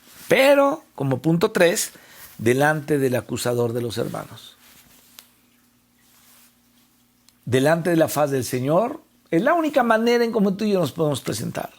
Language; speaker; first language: Spanish; native; Spanish